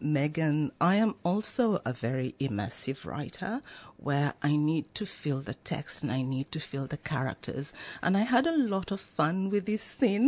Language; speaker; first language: English; non-native, local second language; Swahili